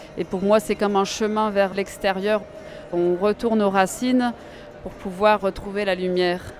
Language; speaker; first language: French; native; French